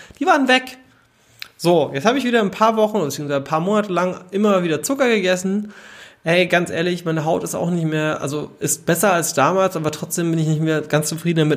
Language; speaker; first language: German; native; German